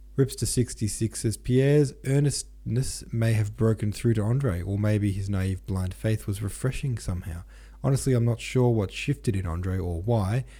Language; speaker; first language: English; native; English